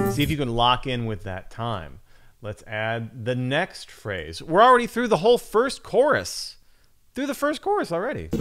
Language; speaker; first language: English; native; English